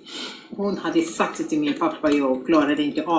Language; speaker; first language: Swedish; non-native, fluent; Lingala